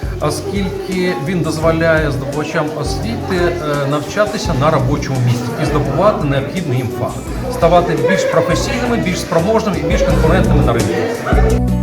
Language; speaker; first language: Ukrainian; native; Ukrainian